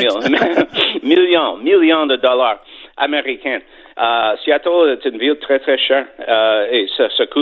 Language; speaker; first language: French; non-native, fluent; English